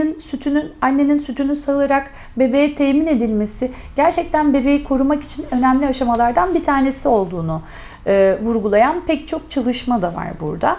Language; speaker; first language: Turkish; native; Turkish